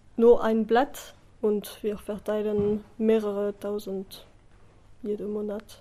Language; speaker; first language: German; non-native, learner; French